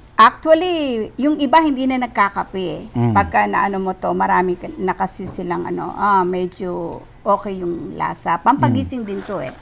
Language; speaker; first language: Filipino; native; Filipino